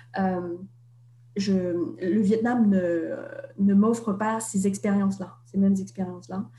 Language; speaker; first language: French; non-native, fluent; Vietnamese